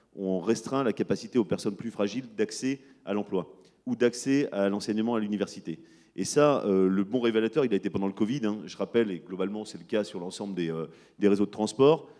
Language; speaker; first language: French; native; French